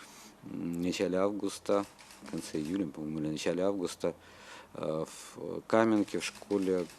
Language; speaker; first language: Russian; native; Russian